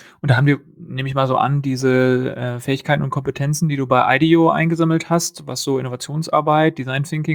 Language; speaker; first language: German; native; German